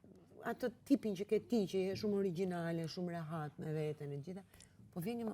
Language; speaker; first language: Albanian; native; Albanian